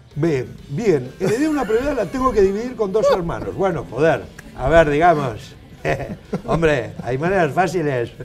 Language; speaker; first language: Spanish; native; Spanish